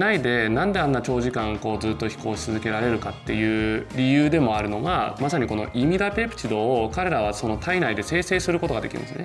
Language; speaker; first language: Japanese; native; Japanese